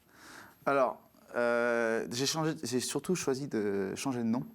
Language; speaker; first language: French; native; French